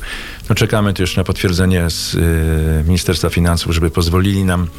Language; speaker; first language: Polish; native; Polish